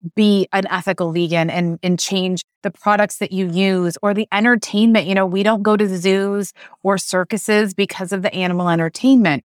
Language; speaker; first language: English; native; English